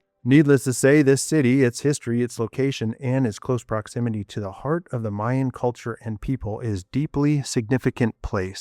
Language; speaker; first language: English; native; English